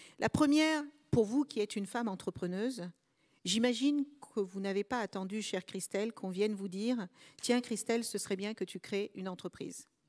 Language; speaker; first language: French; early bilingual, other home language; Kabuverdianu